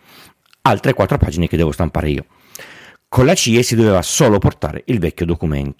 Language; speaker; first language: Italian; native; Italian